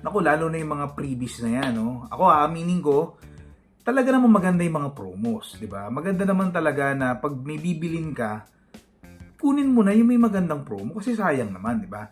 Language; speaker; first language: Filipino; native; Filipino